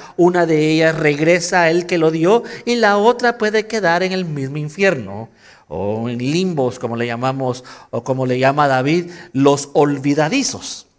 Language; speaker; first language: Spanish; native; Spanish